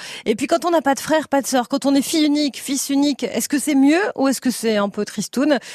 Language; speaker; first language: French; native; French